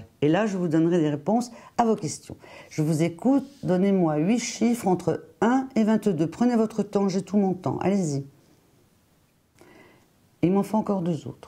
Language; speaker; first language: French; native; French